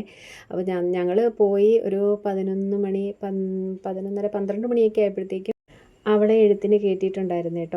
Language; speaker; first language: Malayalam; native; Malayalam